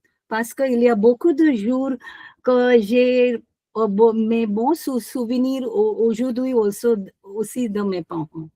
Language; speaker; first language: French; non-native, learner; Hindi